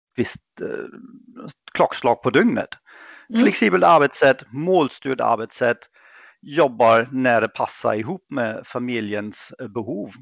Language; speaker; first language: Swedish; non-native, fluent; German